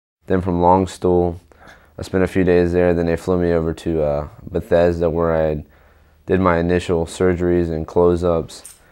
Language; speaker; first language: English; native; English